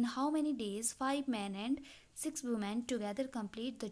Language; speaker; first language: English; non-native, local second language; Hindi